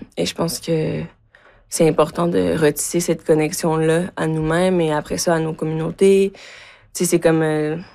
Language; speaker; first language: French; early bilingual, other home language; Spanish